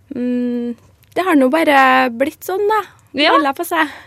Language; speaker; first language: Norwegian; non-native, fluent; Arabic